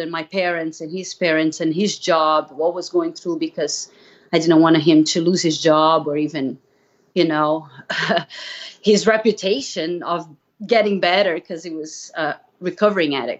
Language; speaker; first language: English; non-native, fluent; Portuguese